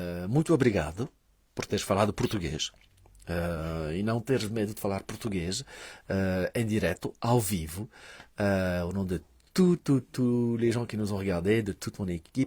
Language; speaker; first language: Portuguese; early bilingual, heritage; Portuguese